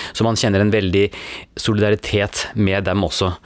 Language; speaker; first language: Norwegian; early bilingual, other home language; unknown